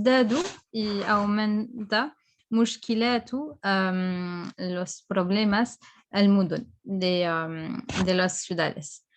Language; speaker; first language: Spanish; non-native, fluent; French